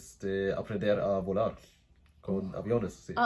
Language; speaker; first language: Spanish; non-native, learner; English